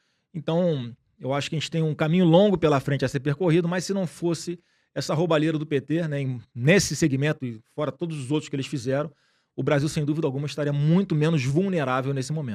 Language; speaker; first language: Portuguese; native; Portuguese